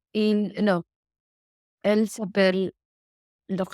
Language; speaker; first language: French; non-native, learner; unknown